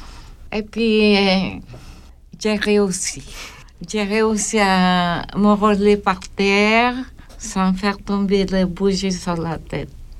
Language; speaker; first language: French; non-native, learner; Filipino